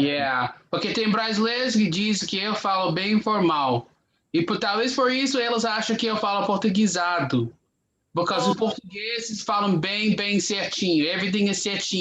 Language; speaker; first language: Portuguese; non-native, fluent; English